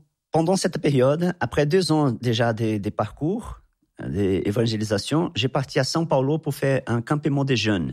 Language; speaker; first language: French; non-native, fluent; Portuguese